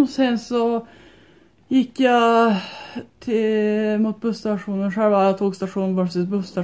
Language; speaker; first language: Swedish; native; Swedish